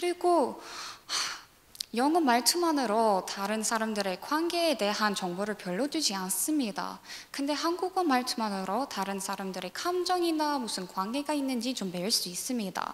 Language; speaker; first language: Korean; non-native, learner; English